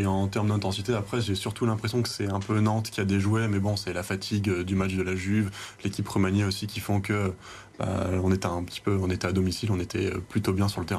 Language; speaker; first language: French; native; French